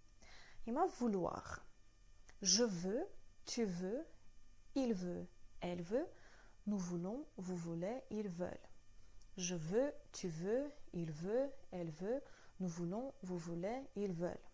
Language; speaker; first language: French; non-native, fluent; Armenian